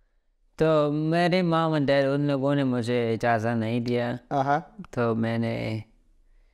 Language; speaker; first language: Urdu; early bilingual, other home language; Pashto